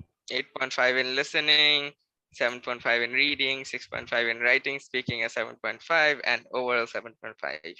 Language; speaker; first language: English; non-native, local second language; Bangla